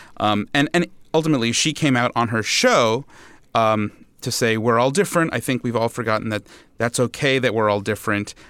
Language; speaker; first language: English; native; English